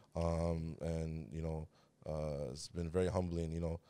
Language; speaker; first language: English; native; English